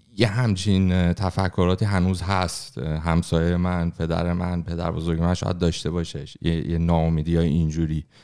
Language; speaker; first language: Persian; native; Persian